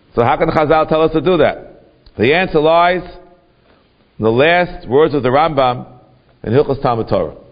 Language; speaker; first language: English; native; English